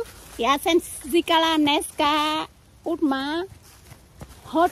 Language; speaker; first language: Czech; non-native, learner; Vietnamese